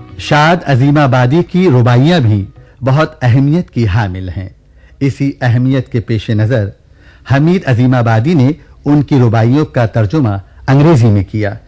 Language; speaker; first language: Urdu; native; Urdu